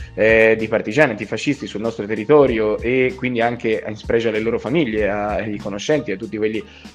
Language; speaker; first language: Italian; native; Italian